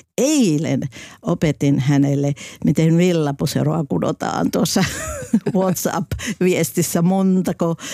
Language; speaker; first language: Finnish; native; Finnish